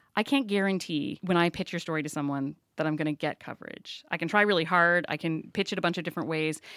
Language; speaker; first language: English; native; English